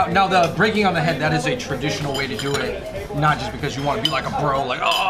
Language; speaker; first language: English; native; English